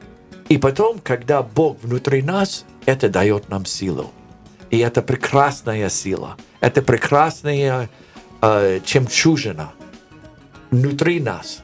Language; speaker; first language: Russian; non-native, learner; English